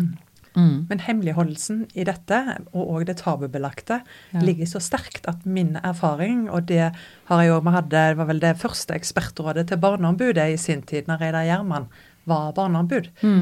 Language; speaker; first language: Norwegian; native; Norwegian